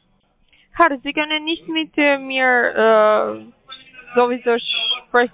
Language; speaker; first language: German; non-native, learner; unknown